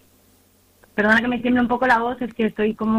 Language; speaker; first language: Spanish; native; Spanish